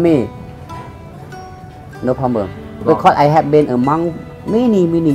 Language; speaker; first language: English; non-native, learner; Lao